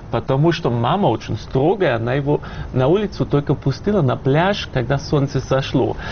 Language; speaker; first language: Russian; non-native, fluent; German